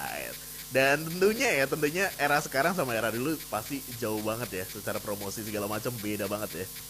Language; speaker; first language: Indonesian; native; Indonesian